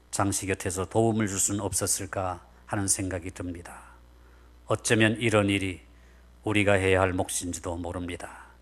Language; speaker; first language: Korean; native; Korean